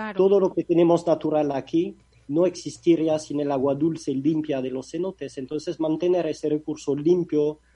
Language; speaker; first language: Spanish; non-native, fluent; French